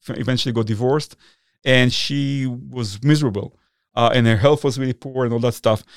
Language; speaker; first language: English; non-native, fluent; Hebrew